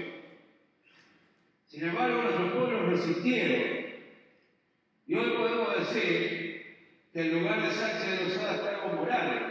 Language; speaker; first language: Spanish; native; Spanish